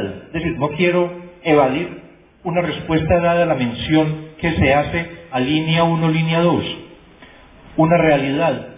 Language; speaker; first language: Spanish; native; Spanish